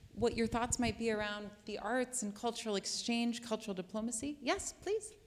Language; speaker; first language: English; native; English